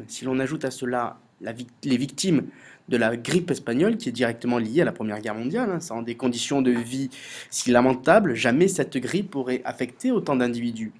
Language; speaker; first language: French; native; French